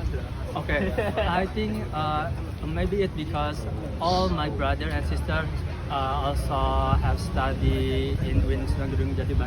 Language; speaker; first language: English; non-native, learner; Indonesian